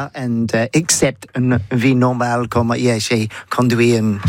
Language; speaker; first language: French; non-native, learner; English